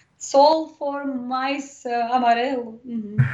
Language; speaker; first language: Portuguese; non-native, learner; Russian